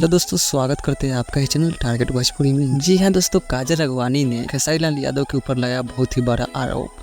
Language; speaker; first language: Hindi; non-native, local second language; Bhojpuri